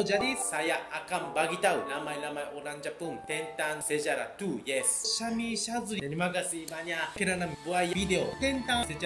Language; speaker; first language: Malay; non-native, fluent; Japanese